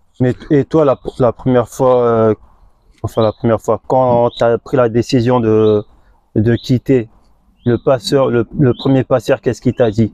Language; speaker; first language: French; native; French